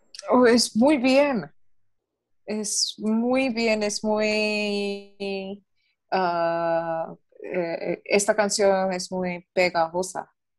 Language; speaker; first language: Spanish; non-native, learner; English